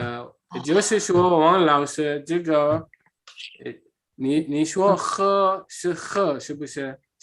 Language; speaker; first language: Chinese; non-native, fluent; Arabic